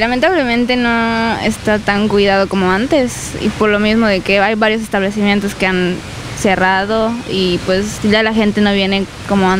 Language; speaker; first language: Spanish; native; Spanish